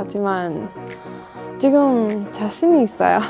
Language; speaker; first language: Korean; non-native, learner; Spanish